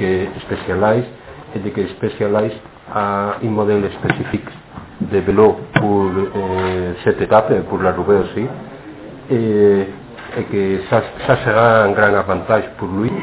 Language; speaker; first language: French; non-native, fluent; Spanish